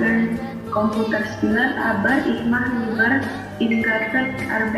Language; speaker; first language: German; non-native, learner; Indonesian